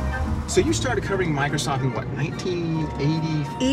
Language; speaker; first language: English; native; English